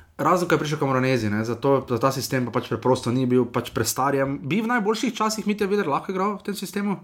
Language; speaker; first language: Slovenian; native; Slovenian